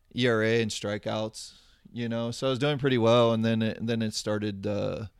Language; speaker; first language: English; native; English